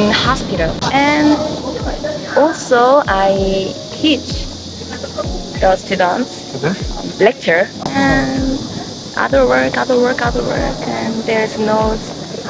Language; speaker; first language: English; non-native, learner; Korean